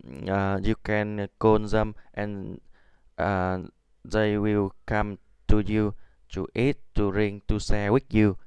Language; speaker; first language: English; non-native, learner; Vietnamese